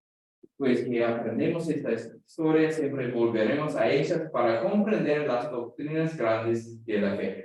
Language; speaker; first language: Spanish; non-native, fluent; English